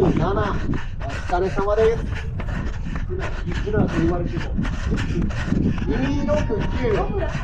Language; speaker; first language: Japanese; native; Japanese